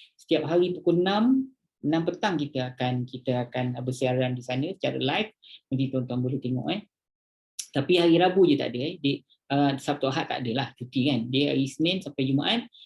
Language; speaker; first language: Malay; native; Malay